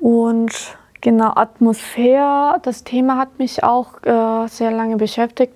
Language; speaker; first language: German; non-native, fluent; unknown